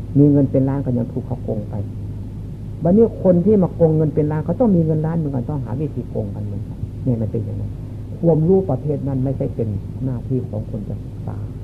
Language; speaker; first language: Thai; non-native, local second language; Lao